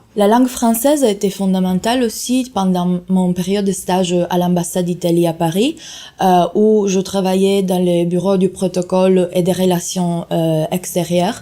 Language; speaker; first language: French; non-native, fluent; Italian